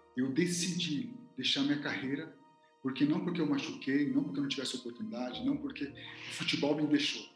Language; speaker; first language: Portuguese; native; Portuguese